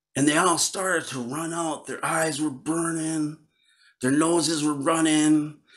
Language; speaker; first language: English; native; English